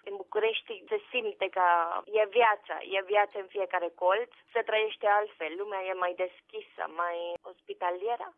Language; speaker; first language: Romanian; non-native, fluent; Spanish